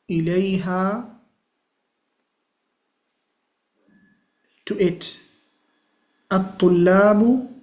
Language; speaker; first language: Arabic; non-native, fluent; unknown